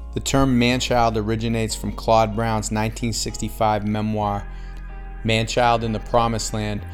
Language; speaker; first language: English; native; English